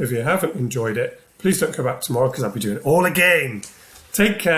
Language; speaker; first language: English; native; English